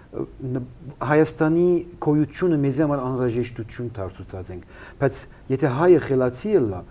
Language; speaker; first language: Armenian; early bilingual, heritage; Armenian